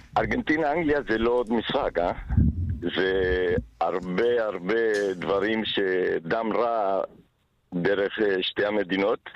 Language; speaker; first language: Hebrew; non-native, fluent; Spanish